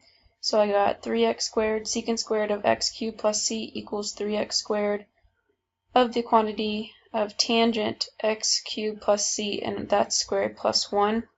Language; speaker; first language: English; native; English